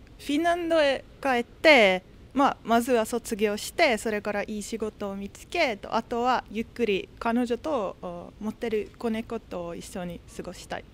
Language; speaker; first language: Japanese; non-native, fluent; Finnish